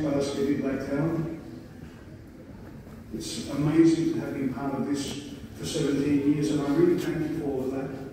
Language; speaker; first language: English; early bilingual, other home language; Greek